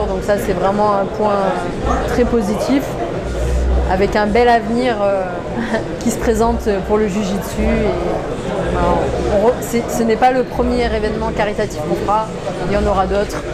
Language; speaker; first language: French; native; French